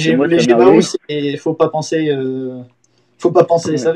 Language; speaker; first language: French; native; French